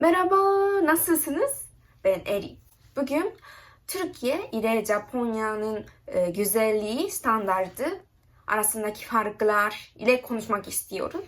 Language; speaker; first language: Turkish; non-native, learner; Japanese